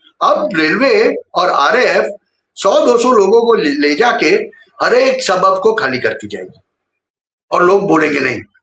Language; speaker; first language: Hindi; non-native, local second language; Gujarati